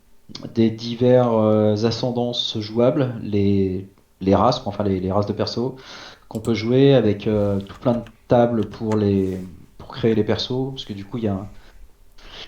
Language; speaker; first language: French; native; French